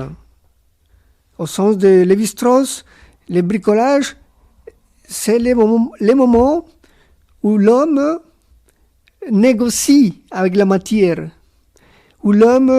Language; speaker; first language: French; non-native, fluent; Spanish